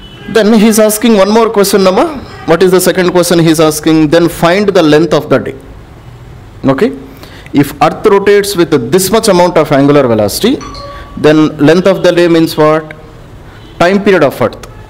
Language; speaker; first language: English; non-native, local second language; Telugu